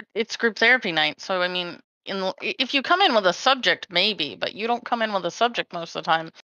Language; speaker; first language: English; native; English